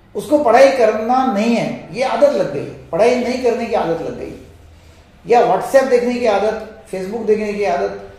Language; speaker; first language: Hindi; non-native, local second language; Marathi